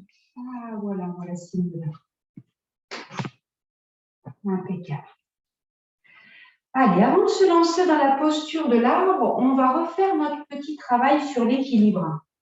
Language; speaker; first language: French; native; French